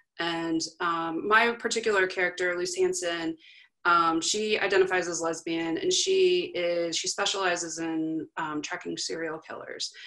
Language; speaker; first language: English; native; English